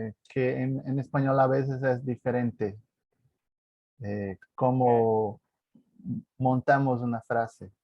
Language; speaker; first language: Spanish; non-native, fluent; Portuguese